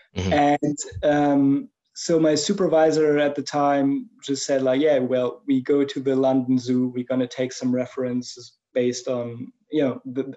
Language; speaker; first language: English; non-native, fluent; German